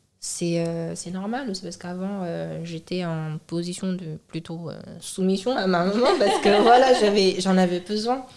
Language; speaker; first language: French; non-native, fluent; Chinese